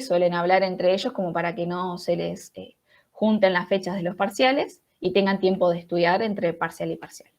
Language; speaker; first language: Spanish; native; Spanish